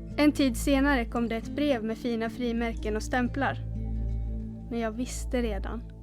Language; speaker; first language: Swedish; native; Swedish